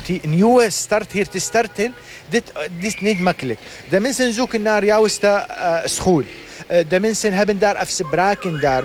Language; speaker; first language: Dutch; non-native, learner; Arabic